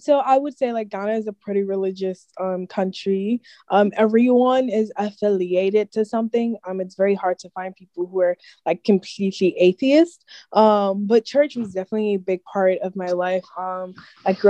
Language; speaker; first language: English; non-native, local second language; Akan